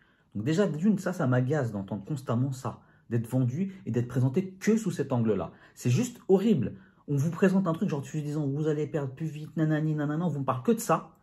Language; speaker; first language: French; native; French